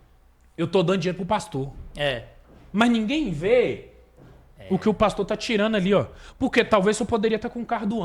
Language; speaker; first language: Portuguese; native; Portuguese